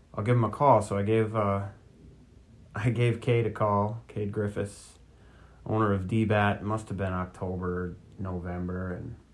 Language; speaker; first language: English; native; English